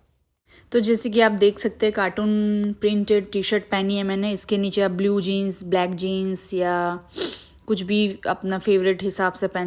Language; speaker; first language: Hindi; native; Hindi